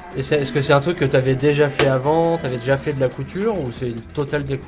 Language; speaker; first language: French; native; French